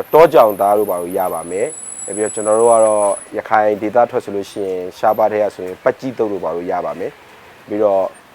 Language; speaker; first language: Burmese; native; Burmese